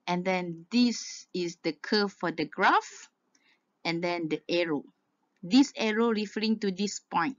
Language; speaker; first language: English; non-native, local second language; Malay